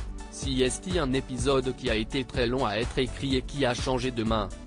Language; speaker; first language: French; native; French